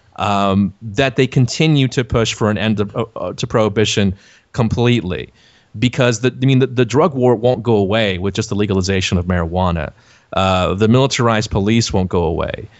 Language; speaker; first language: English; native; English